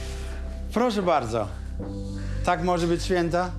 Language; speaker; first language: Polish; non-native, learner; Dutch